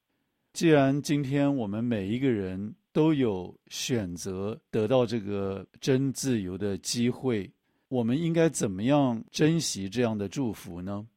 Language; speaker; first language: Chinese; native; Chinese